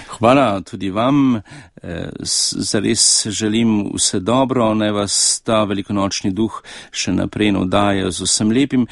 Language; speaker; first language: Slovenian; native; Slovenian